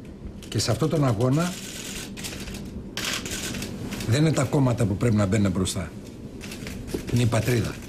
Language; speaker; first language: Greek; native; Greek